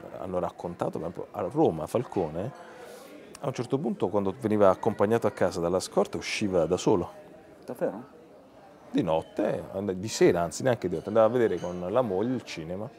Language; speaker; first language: Italian; native; Italian